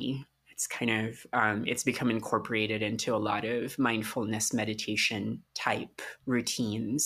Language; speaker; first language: English; non-native, local second language; Filipino